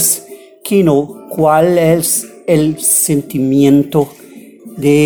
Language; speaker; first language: Spanish; non-native, fluent; Portuguese